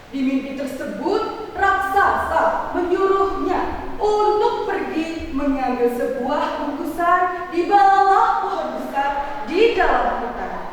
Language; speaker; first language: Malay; non-native, local second language; Javanese